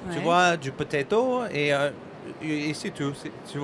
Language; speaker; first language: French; non-native, learner; English